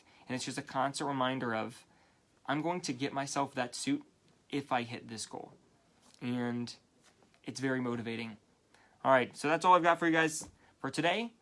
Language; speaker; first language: English; native; English